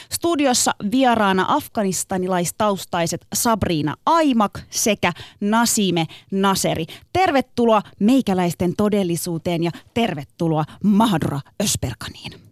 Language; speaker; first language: Finnish; early bilingual, other home language; Turkish